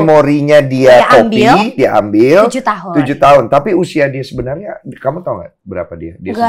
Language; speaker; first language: Indonesian; native; Indonesian